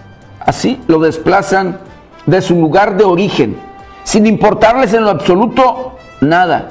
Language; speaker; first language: Spanish; native; Spanish